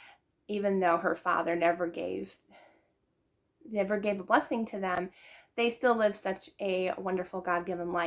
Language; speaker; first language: English; native; English